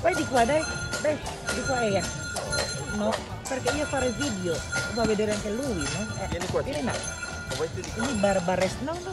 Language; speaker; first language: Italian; non-native, learner; Indonesian